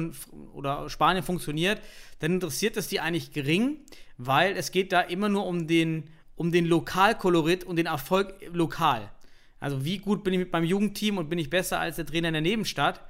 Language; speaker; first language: German; native; German